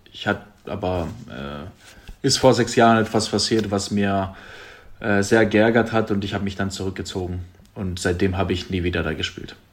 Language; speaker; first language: German; non-native, fluent; Greek